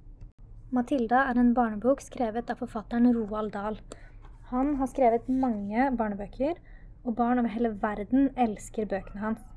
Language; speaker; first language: Norwegian; native; Norwegian